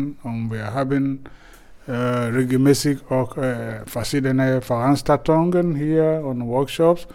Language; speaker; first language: German; non-native, fluent; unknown